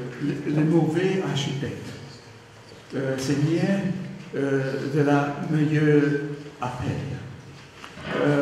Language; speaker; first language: French; non-native, learner; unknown